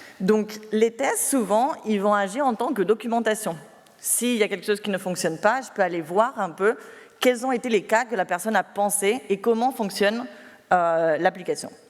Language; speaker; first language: French; non-native, fluent; Spanish